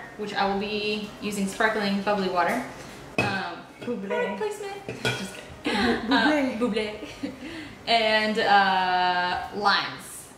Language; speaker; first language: English; early bilingual, other home language; Spanish